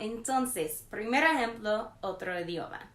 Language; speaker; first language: Spanish; non-native, learner; English